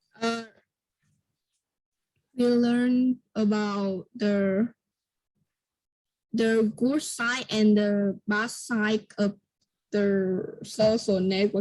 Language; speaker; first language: English; non-native, learner; Vietnamese